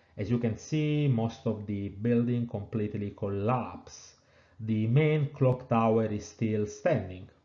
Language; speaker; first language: English; non-native, fluent; Italian